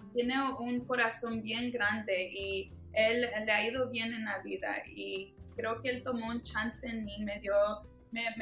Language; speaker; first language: Spanish; early bilingual, heritage; Spanish